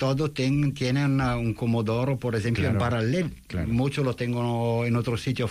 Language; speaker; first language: Spanish; non-native, fluent; Italian